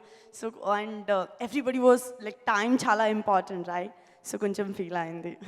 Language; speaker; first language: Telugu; non-native, learner; Gujarati